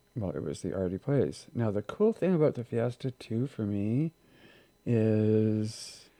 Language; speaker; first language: English; native; English